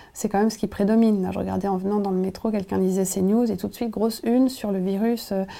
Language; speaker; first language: French; native; French